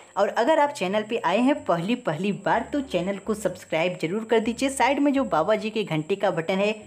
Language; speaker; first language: Hindi; native; Hindi